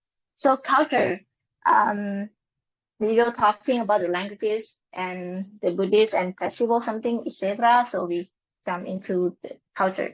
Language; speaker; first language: English; non-native, learner; Lao